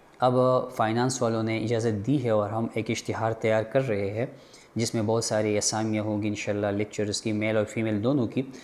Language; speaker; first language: Urdu; non-native, local second language; Pashto